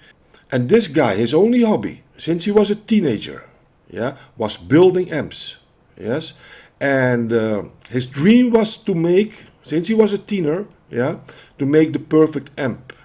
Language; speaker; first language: English; non-native, fluent; Dutch